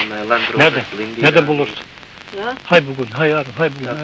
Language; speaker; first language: Turkish; non-native, learner; Bosnian